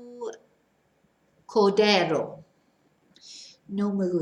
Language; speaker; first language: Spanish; non-native, fluent; English